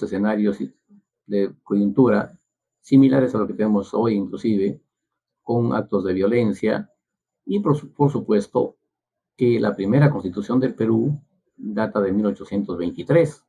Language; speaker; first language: Spanish; native; Spanish